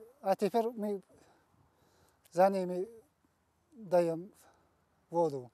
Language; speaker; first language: Russian; non-native, learner; Uzbek